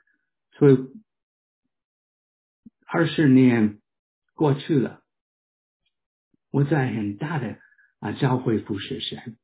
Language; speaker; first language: Chinese; non-native, fluent; English